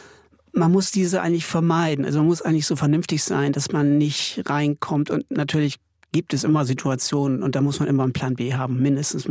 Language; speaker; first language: German; native; German